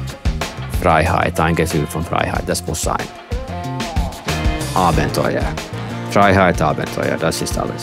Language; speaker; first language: German; non-native, fluent; Finnish